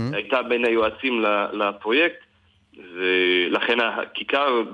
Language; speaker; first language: Hebrew; native; Hebrew